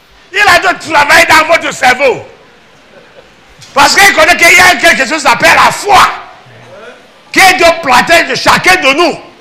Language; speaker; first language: French; non-native, learner; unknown